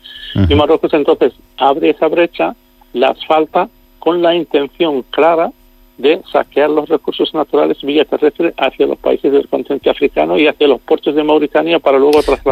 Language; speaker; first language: Spanish; non-native, local second language; Arabic